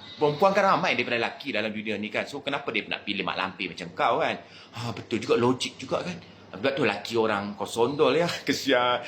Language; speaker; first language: Malay; native; Malay